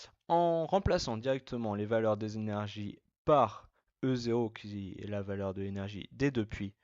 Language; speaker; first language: French; native; French